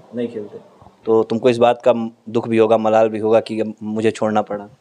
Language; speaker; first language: Hindi; native; Hindi